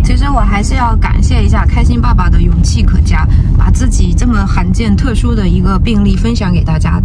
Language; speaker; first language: Chinese; native; Chinese